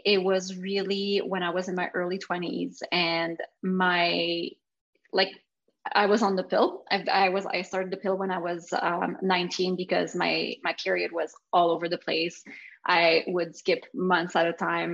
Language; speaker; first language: English; non-native, fluent; French